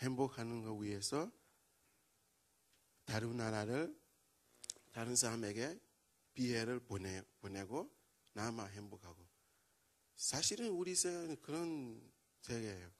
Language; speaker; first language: Korean; non-native, learner; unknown